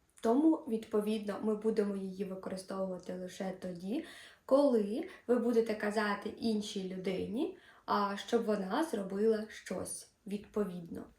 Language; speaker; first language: Ukrainian; native; Ukrainian